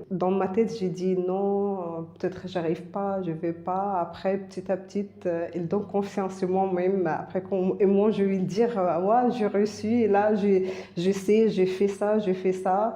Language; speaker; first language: French; non-native, learner; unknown